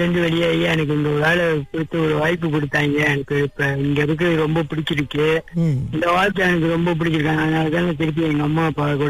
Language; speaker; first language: Tamil; early bilingual, heritage; Tamil